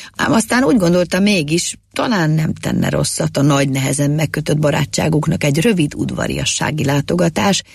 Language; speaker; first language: Hungarian; native; Hungarian